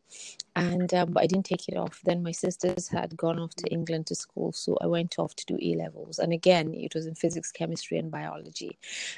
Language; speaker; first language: English; non-native, local second language; Hausa